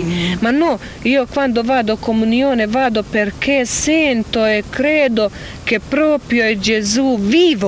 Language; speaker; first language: Italian; non-native, learner; Croatian